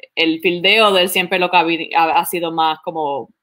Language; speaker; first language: Spanish; early bilingual, heritage; Spanish